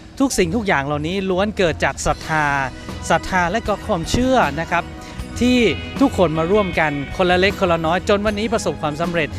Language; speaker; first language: Thai; native; Thai